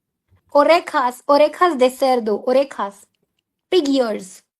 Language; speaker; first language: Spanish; non-native, fluent; Hindi